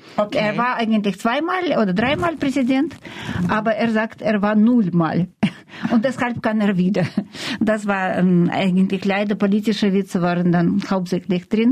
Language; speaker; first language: German; non-native, fluent; Russian